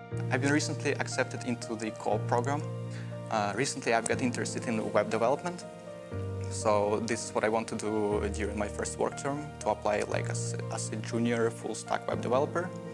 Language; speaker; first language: English; non-native, fluent; Russian